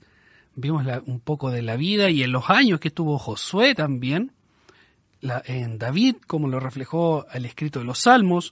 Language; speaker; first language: Spanish; native; Spanish